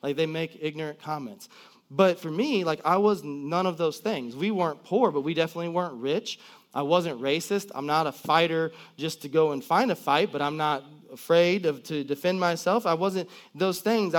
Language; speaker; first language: English; native; English